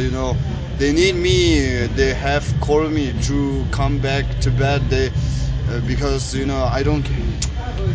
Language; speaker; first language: English; non-native, learner; Chinese